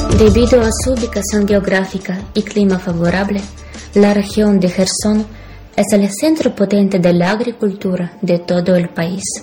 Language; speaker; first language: Spanish; non-native, fluent; Ukrainian